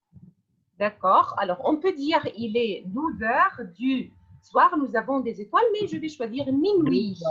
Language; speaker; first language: French; non-native, fluent; Arabic